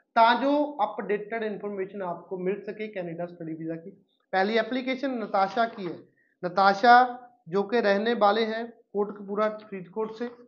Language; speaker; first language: Hindi; non-native, local second language; Punjabi